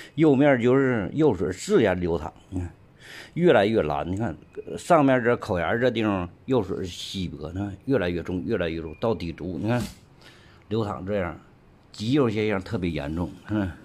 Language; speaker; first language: Chinese; native; Chinese